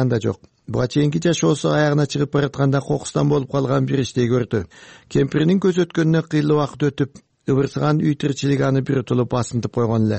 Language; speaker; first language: Kyrgyz; native; Kyrgyz